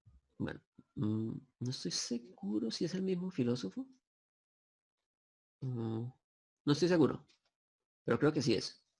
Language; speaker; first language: Spanish; native; Spanish